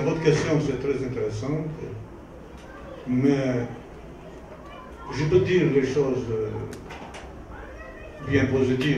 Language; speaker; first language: French; non-native, fluent; Albanian